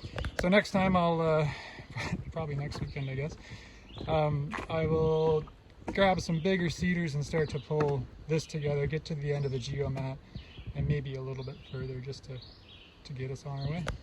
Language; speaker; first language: English; native; English